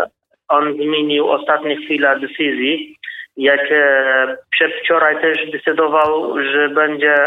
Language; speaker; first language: Polish; non-native, learner; Kurdish